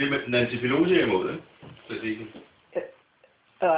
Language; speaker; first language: Danish; native; Danish